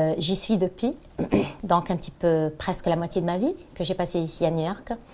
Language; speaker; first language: French; non-native, local second language; Arabic